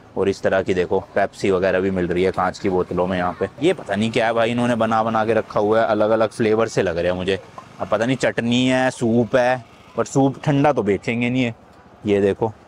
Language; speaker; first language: Hindi; native; Hindi